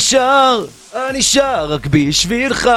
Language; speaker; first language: Hebrew; native; Hebrew